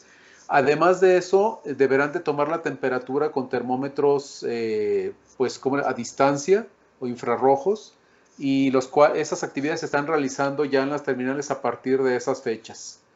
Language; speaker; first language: Spanish; native; Spanish